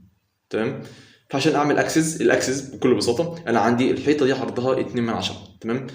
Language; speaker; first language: Arabic; native; Arabic